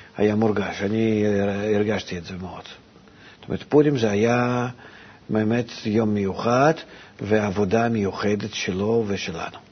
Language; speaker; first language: Hebrew; non-native, fluent; Russian